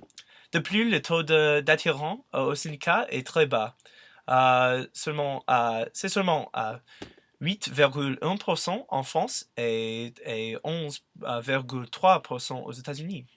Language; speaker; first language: French; non-native, learner; English